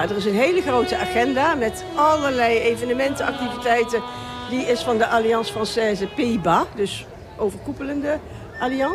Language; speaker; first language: Dutch; native; Dutch